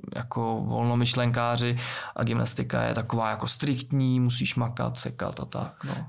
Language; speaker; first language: Czech; native; Czech